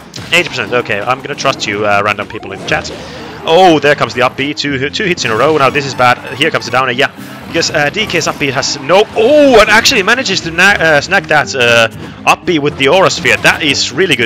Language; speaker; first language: English; non-native, fluent; Finnish